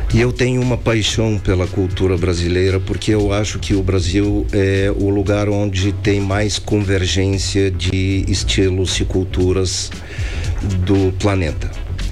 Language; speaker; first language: Portuguese; non-native, fluent; Bulgarian